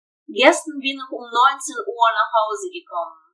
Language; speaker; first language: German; non-native, fluent; Russian